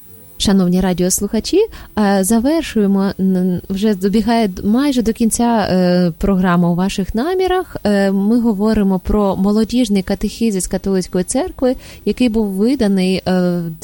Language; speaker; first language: Ukrainian; native; Ukrainian